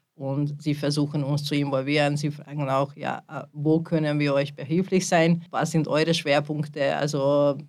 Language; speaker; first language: German; non-native, fluent; Hungarian